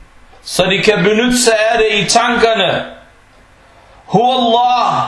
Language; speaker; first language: Danish; non-native, fluent; Arabic